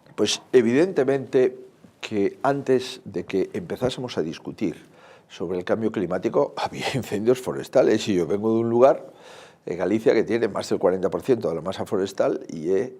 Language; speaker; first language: Spanish; native; Spanish